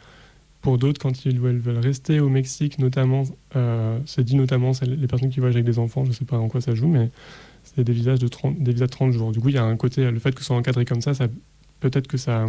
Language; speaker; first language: French; native; French